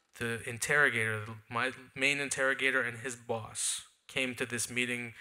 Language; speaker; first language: English; native; English